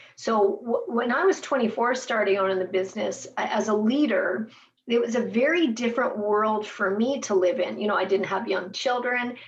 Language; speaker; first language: English; native; English